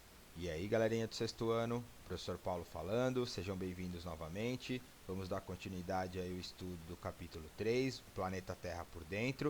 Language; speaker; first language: Portuguese; native; Portuguese